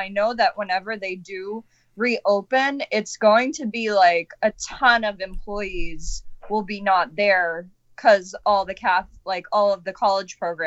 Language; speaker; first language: English; native; English